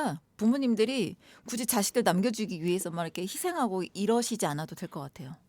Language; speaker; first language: Korean; native; Korean